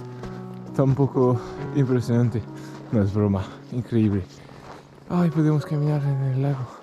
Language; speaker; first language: Spanish; non-native, learner; French